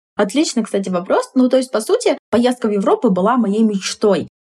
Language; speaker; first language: Russian; native; Russian